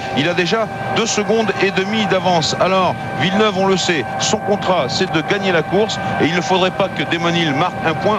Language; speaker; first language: French; native; French